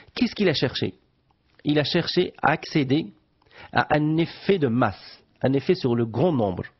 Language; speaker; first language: French; non-native, local second language; Arabic